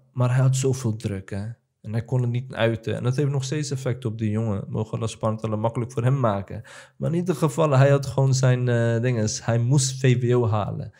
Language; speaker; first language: Dutch; early bilingual, other home language; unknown